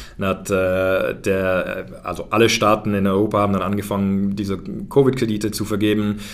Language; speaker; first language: German; early bilingual, heritage; German